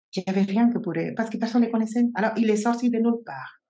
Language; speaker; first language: French; non-native, fluent; Spanish